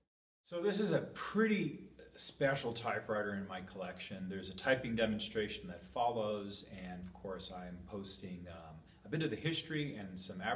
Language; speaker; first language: English; native; English